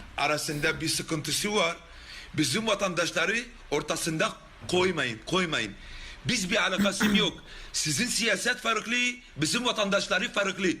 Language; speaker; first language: Turkish; non-native, learner; Arabic